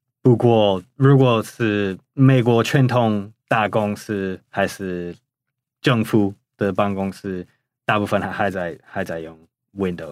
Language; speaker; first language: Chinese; non-native, fluent; English